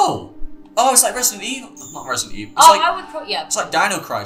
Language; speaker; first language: English; native; English